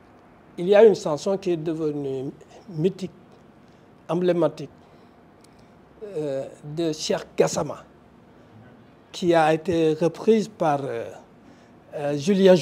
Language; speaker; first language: French; non-native, local second language; Wolof